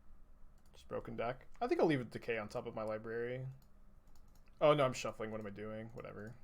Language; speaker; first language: English; native; English